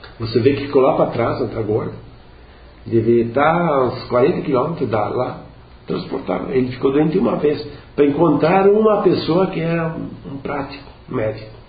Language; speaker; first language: Portuguese; non-native, local second language; Venetian